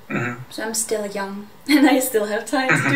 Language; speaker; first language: English; non-native, fluent; German